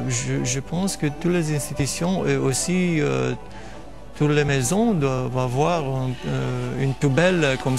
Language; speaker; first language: French; non-native, fluent; Romanian